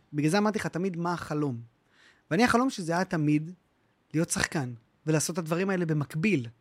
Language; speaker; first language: Hebrew; native; Hebrew